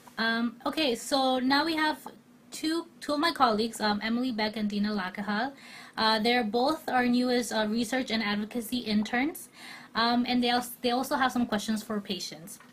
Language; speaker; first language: English; native; English